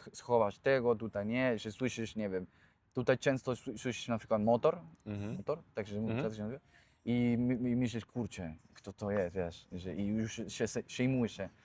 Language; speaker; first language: Polish; non-native, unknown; Spanish